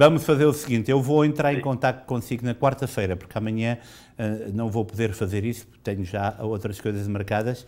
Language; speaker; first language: Portuguese; native; Portuguese